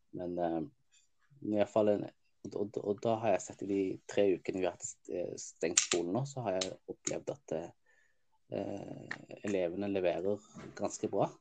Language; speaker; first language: Norwegian; early bilingual, other home language; Somali